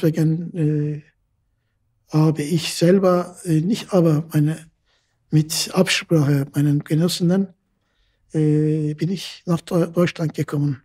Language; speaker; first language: German; non-native, fluent; Turkish